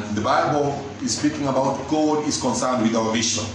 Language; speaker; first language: English; non-native, local second language; Swahili